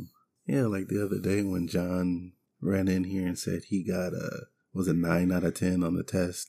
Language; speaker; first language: English; native; English